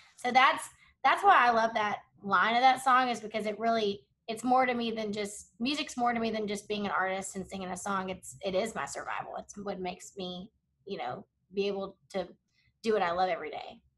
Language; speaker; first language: English; native; English